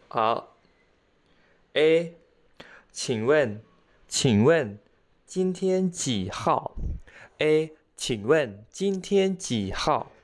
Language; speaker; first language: Chinese; non-native, fluent; Khmer